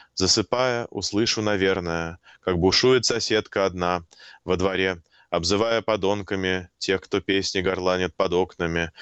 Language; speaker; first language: Russian; native; Russian